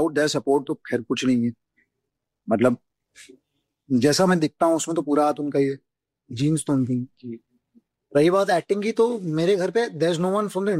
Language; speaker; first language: Hindi; native; Hindi